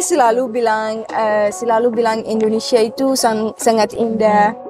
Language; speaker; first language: Indonesian; non-native, learner; Arabic